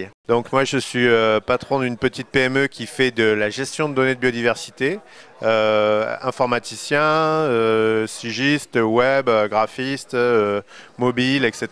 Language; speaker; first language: French; native; French